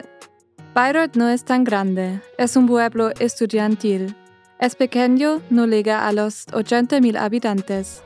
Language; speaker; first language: Spanish; non-native, fluent; German